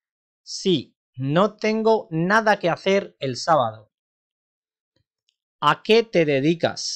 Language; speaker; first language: Spanish; non-native, fluent; Urdu